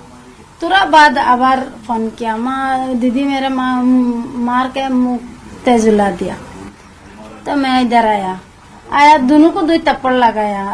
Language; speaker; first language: Hindi; non-native, local second language; Bangla